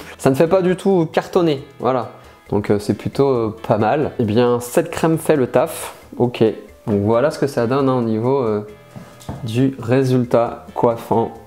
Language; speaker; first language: French; native; French